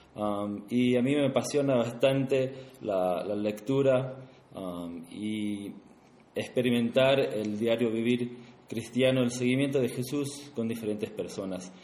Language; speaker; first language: Spanish; early bilingual, other home language; English